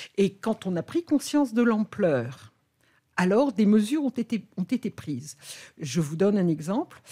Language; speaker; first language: French; native; French